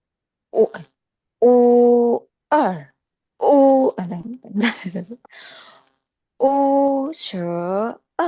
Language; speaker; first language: Chinese; non-native, learner; Indonesian